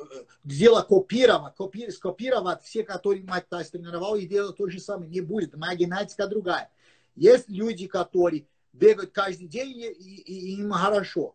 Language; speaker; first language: Russian; non-native, learner; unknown